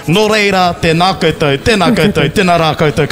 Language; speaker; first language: Māori; non-native, local second language; English